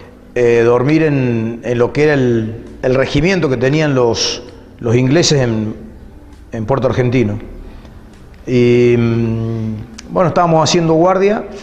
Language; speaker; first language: Spanish; native; Spanish